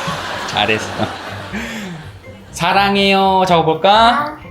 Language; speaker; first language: Korean; native; Korean